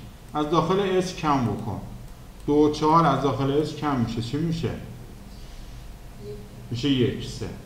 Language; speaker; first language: Persian; native; Persian